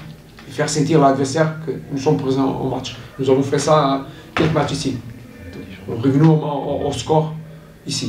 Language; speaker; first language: French; non-native, learner; Portuguese